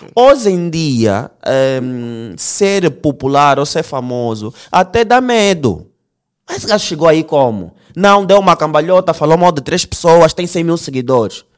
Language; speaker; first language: Portuguese; native; Portuguese